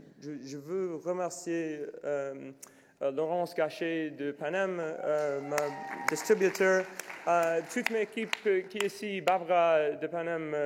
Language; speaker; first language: French; non-native, learner; English